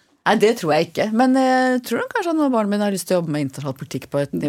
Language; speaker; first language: Norwegian; native; Norwegian